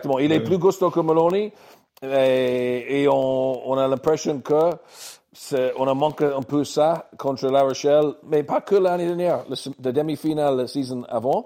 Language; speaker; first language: French; non-native, learner; English